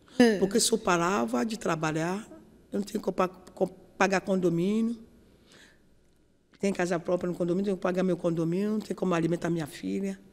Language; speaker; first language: Portuguese; non-native, learner; Yoruba